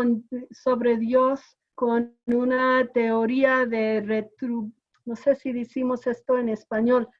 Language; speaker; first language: Spanish; non-native, fluent; English